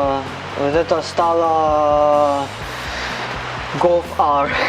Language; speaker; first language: Russian; non-native, learner; Cantonese